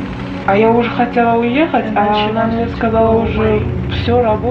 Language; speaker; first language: Russian; non-native, learner; Uzbek